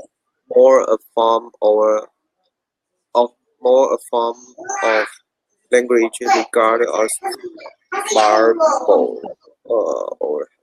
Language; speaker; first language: English; non-native, learner; Chinese